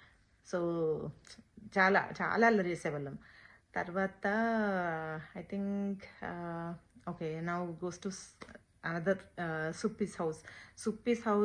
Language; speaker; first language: Telugu; native; Telugu